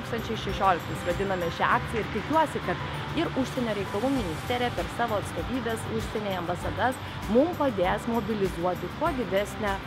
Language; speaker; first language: Lithuanian; native; Lithuanian